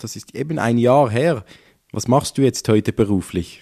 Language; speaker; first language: German; native; German